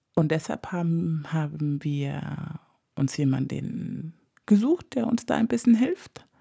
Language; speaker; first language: German; non-native, fluent; Spanish